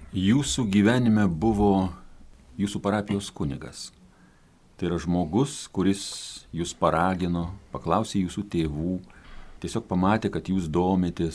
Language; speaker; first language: Lithuanian; native; Lithuanian